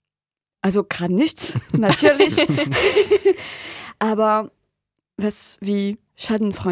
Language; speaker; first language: German; non-native, fluent; French